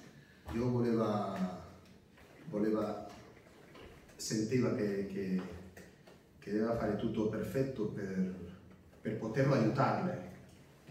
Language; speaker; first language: Italian; non-native, fluent; Spanish